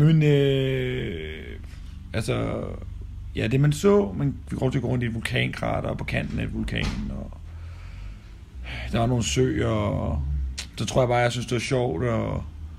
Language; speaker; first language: Danish; native; Danish